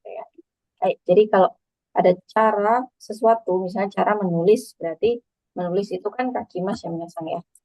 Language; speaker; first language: Indonesian; native; Indonesian